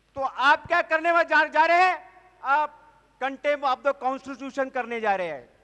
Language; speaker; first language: Hindi; non-native, local second language; Marathi